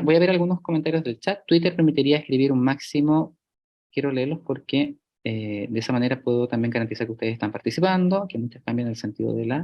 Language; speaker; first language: Spanish; native; Spanish